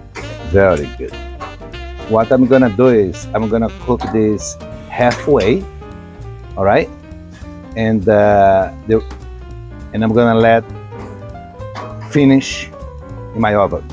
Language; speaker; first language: English; non-native, fluent; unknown